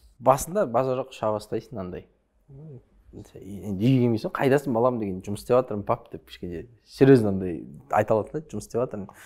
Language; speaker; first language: Kazakh; early bilingual, other home language; Chinese